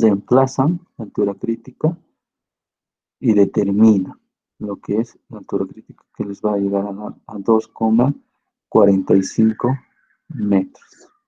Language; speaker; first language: Spanish; native; Spanish